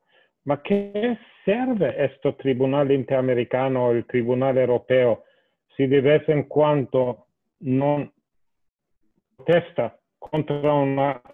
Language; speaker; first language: Spanish; non-native, fluent; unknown